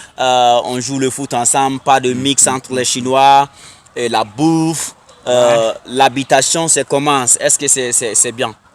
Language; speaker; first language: French; non-native, local second language; Bambara